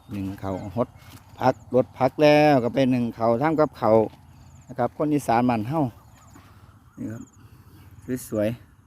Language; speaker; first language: Thai; non-native, local second language; Northeastern Thai